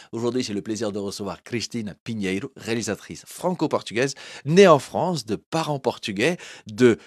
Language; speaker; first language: French; early bilingual, other home language; Portuguese